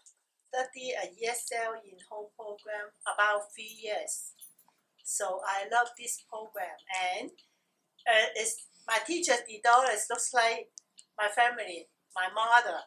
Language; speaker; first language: English; non-native, learner; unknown